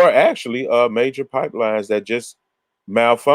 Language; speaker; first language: English; native; English